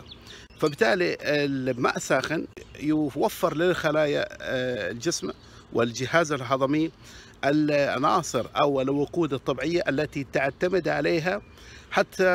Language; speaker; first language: Arabic; native; Arabic